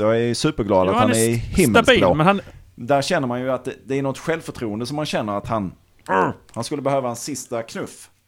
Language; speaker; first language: Swedish; native; Swedish